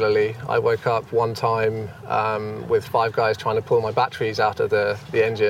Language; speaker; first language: English; native; English